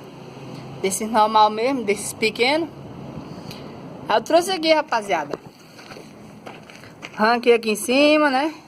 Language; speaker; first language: Portuguese; native; Portuguese